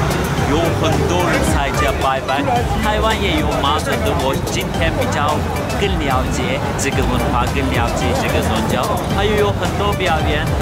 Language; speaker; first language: Chinese; non-native, learner; Turkish